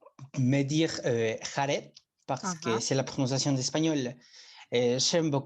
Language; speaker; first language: French; non-native, learner; Spanish